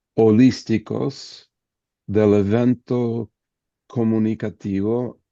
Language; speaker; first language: Spanish; non-native, fluent; English